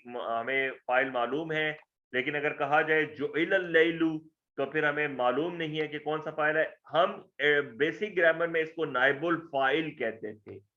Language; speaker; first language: Urdu; native; Urdu